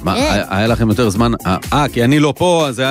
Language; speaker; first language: Hebrew; native; Hebrew